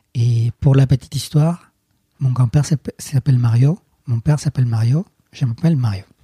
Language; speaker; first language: French; non-native, fluent; Spanish